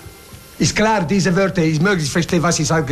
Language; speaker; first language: German; non-native, learner; Italian